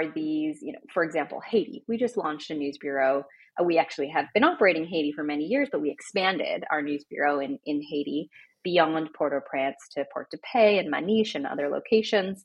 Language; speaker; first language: English; native; English